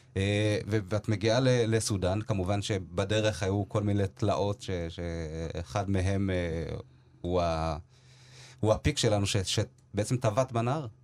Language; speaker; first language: Hebrew; early bilingual, other home language; Amharic